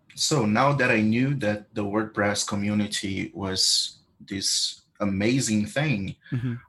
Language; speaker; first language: English; non-native, fluent; Portuguese